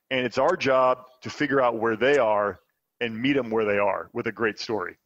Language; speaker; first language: English; native; English